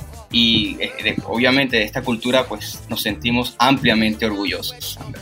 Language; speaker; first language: Spanish; native; Spanish